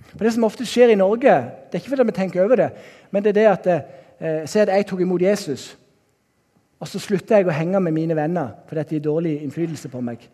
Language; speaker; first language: Norwegian; native; Norwegian